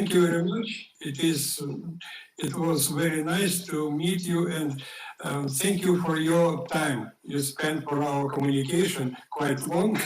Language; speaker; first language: English; non-native, fluent; Ukrainian